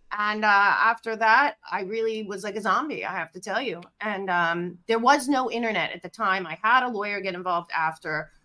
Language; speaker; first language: English; native; English